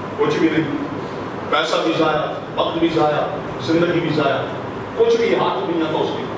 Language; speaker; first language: Urdu; non-native, local second language; Pashto